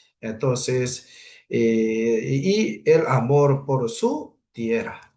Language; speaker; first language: Spanish; non-native, fluent; Korean